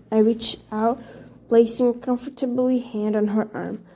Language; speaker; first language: English; non-native, fluent; Portuguese